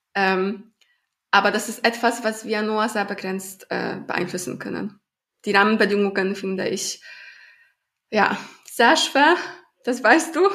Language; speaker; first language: German; non-native, fluent; Polish